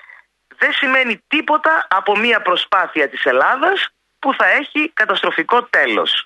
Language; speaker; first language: Greek; native; Greek